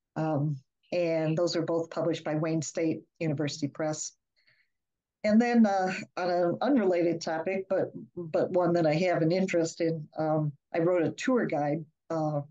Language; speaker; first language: English; native; English